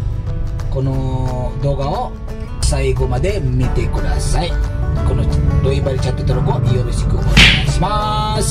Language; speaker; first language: Japanese; non-native, fluent; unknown